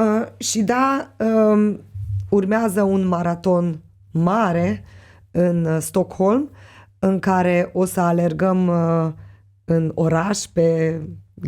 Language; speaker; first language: Romanian; non-native, local second language; Hungarian